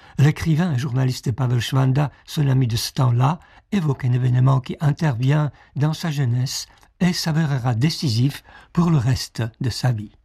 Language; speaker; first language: French; non-native, fluent; Czech